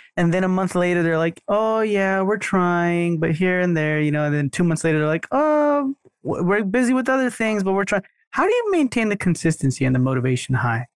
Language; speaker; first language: English; native; English